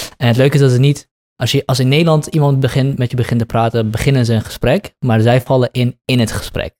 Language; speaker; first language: Dutch; early bilingual, other home language; Kurdish